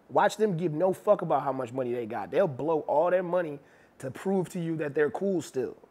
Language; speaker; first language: English; native; English